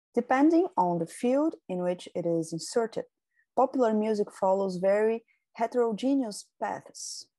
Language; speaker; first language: English; non-native, fluent; Portuguese